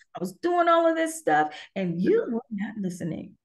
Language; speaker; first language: English; native; English